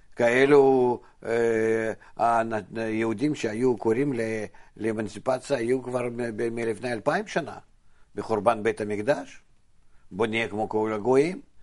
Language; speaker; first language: Hebrew; non-native, fluent; Russian